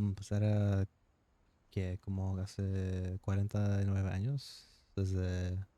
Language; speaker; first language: Spanish; non-native, learner; English